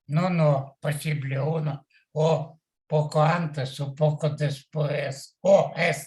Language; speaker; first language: Spanish; non-native, learner; Russian